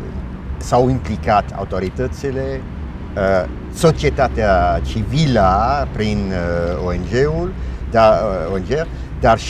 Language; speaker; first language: Romanian; non-native, fluent; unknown